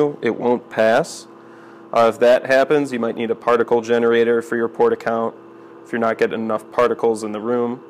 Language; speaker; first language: English; native; English